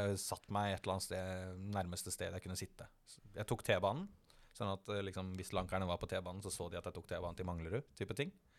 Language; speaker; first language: Norwegian; early bilingual, other home language; Tamil